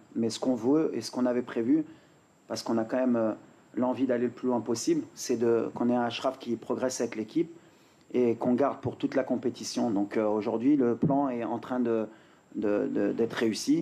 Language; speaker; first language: French; native; French